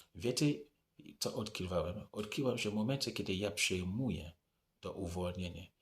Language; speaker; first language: Polish; non-native, fluent; French